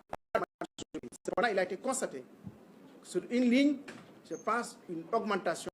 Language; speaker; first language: French; non-native, local second language; Wolof